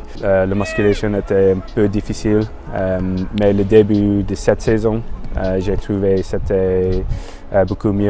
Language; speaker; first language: French; non-native, learner; English